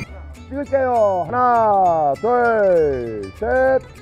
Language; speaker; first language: Korean; native; Korean